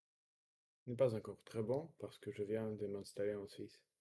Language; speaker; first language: French; non-native, learner; Russian